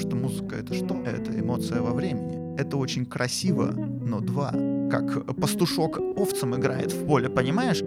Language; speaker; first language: Russian; native; Russian